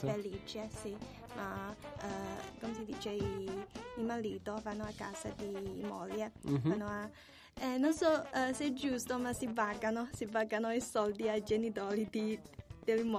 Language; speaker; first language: Italian; non-native, learner; Chinese